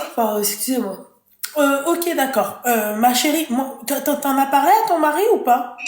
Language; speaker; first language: French; early bilingual, other home language; Arabic